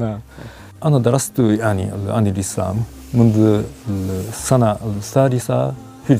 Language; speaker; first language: Arabic; non-native, learner; Japanese